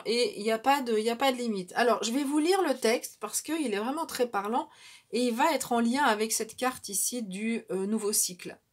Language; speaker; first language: French; native; French